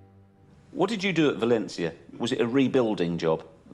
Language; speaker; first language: English; native; English